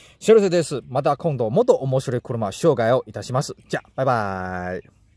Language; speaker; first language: Japanese; non-native, learner; Chinese